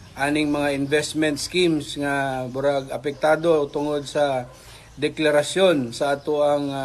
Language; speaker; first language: Cebuano; native; Cebuano